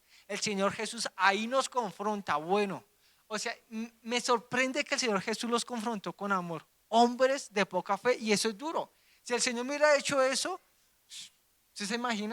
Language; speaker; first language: Spanish; native; Spanish